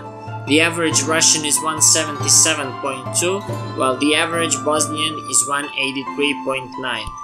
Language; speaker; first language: English; non-native, fluent; Serbian